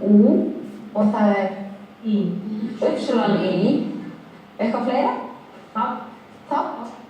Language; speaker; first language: Icelandic; non-native, learner; Spanish